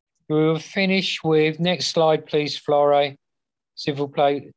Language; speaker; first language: French; non-native, learner; English